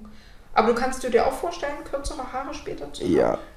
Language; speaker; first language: German; native; German